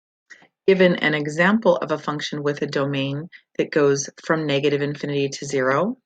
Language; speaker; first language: English; native; English